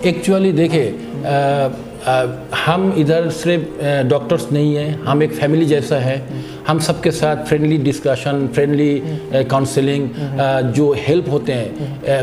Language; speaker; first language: Hindi; non-native, fluent; Bangla